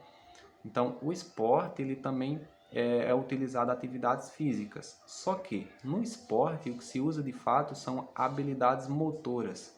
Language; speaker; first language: Portuguese; native; Portuguese